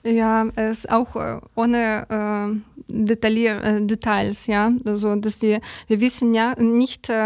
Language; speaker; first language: German; non-native, learner; Ukrainian